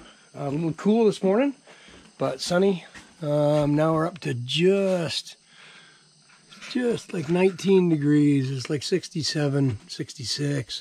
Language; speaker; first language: English; native; English